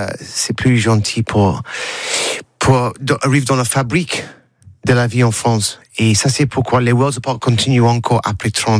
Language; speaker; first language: French; non-native, learner; English